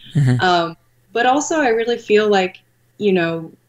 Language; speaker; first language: English; native; English